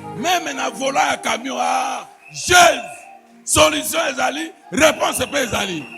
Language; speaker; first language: Lingala; native; Lingala